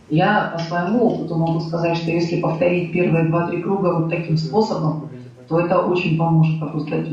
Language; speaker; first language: Russian; native; Russian